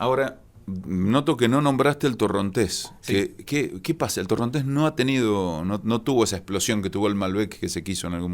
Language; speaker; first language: Spanish; native; Spanish